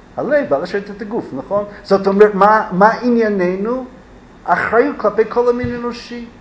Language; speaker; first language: Hebrew; non-native, fluent; English